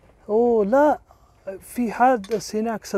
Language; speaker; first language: Arabic; non-native, learner; Urdu